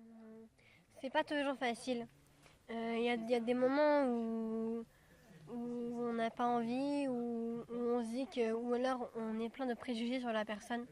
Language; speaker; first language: French; native; French